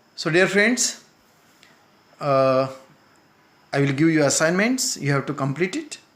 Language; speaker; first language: English; non-native, local second language; Marathi